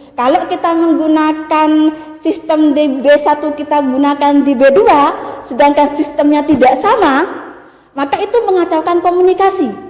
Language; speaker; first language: Indonesian; non-native, local second language; Madurese